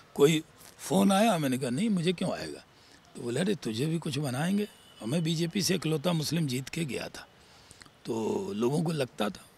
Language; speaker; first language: Hindi; native; Hindi